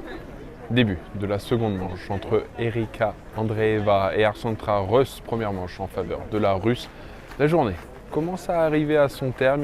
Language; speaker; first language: French; native; French